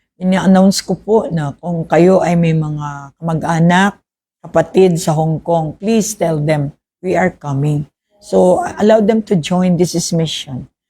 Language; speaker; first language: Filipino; non-native, local second language; Hiligaynon